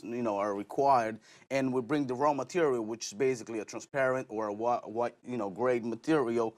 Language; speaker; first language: English; non-native, fluent; Portuguese